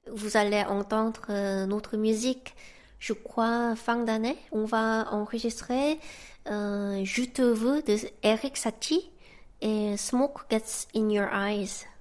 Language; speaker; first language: French; non-native, fluent; Korean